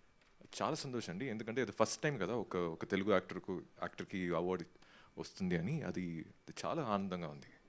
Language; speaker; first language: Telugu; non-native, learner; Tamil